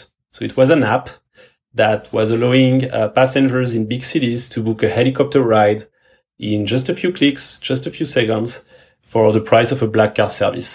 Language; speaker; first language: English; non-native, fluent; French